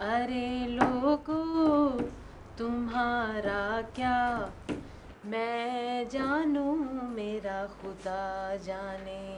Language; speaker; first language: Urdu; native; Urdu